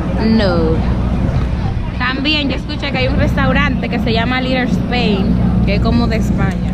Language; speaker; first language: Spanish; native; Spanish